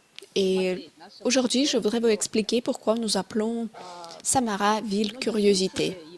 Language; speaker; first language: French; non-native, fluent; Russian